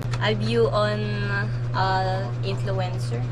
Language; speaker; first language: English; non-native, learner; Filipino